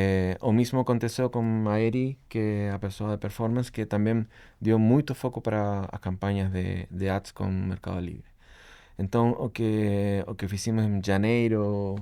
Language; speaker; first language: Portuguese; non-native, fluent; Spanish